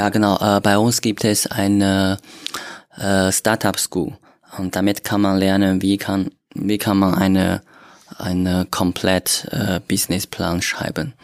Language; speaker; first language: German; non-native, learner; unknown